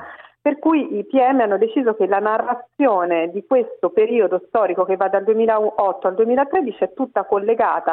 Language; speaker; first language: Italian; native; Italian